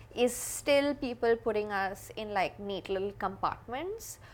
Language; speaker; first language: English; non-native, local second language; Hindi